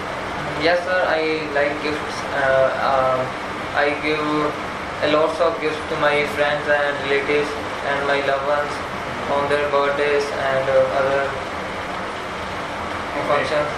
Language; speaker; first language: English; non-native, learner; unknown